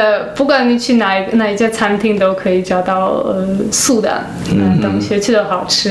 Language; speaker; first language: Chinese; non-native, fluent; Polish